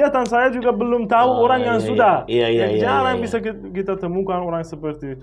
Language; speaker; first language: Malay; non-native, fluent; Persian